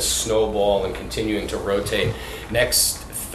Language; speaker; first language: English; native; English